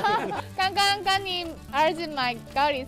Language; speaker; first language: Chinese; non-native, fluent; Japanese